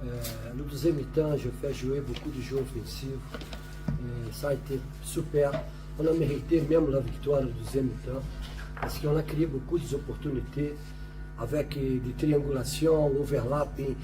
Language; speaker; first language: French; non-native, learner; Portuguese